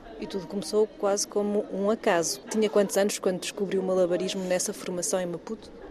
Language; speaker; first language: Portuguese; native; Portuguese